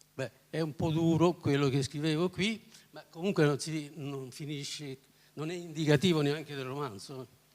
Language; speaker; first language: Italian; native; Italian